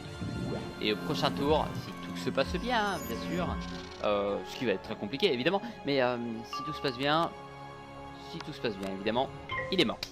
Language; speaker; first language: French; native; French